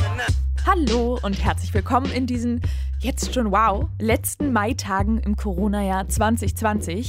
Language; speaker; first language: German; native; German